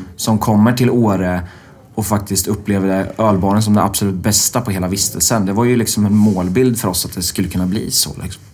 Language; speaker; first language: Swedish; native; Swedish